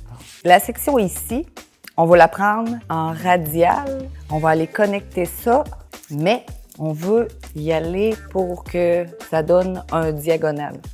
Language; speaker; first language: French; native; French